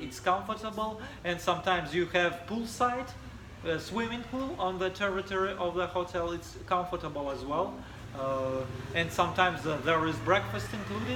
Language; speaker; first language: English; non-native, fluent; Russian